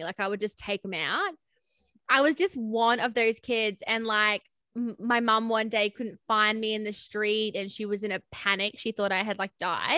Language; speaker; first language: English; native; English